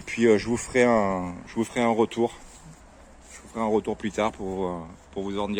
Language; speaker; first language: French; native; French